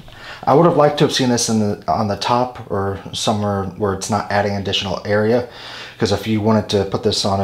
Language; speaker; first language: English; native; English